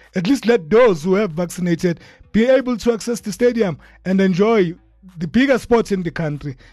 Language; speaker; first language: English; non-native, local second language; Zulu